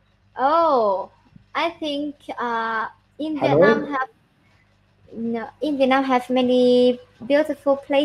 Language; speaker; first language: English; non-native, learner; Vietnamese